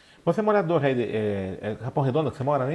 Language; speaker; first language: Portuguese; native; Portuguese